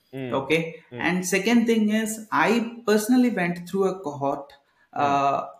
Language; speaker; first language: English; non-native, local second language; Telugu